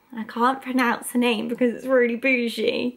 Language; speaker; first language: English; native; English